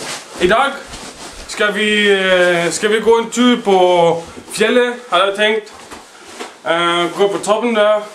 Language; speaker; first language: Norwegian; non-native, learner; Swedish